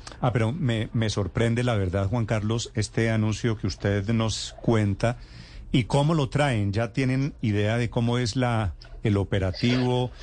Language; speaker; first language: Spanish; native; Spanish